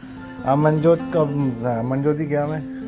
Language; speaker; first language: Filipino; non-native, learner; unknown